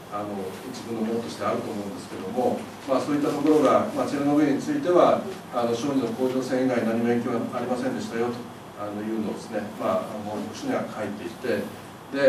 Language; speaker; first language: Japanese; native; Japanese